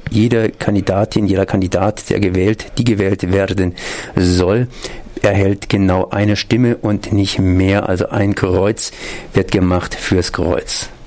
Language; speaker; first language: German; native; German